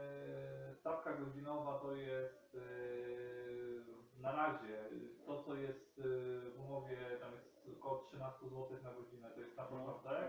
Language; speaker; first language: Polish; native; Polish